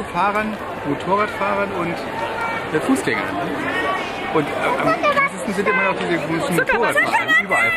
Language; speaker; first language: German; native; German